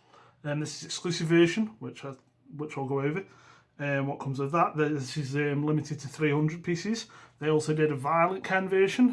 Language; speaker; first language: English; native; English